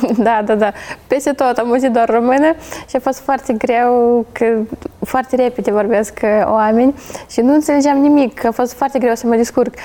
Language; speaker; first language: Romanian; non-native, fluent; Ukrainian